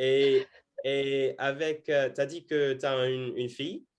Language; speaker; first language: French; non-native, fluent; English